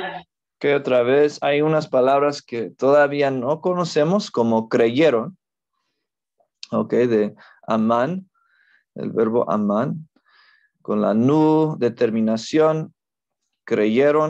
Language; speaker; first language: Spanish; non-native, fluent; English